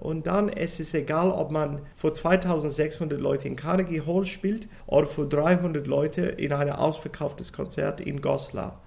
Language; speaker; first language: German; non-native, fluent; English